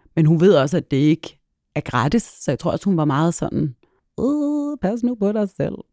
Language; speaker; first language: Danish; early bilingual, other home language; Arabic